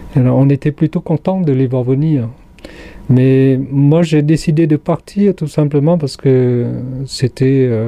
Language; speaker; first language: French; non-native, local second language; Khmer